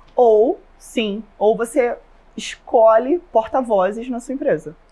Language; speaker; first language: Portuguese; native; Portuguese